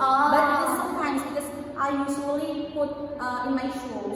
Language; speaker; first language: English; non-native, learner; Indonesian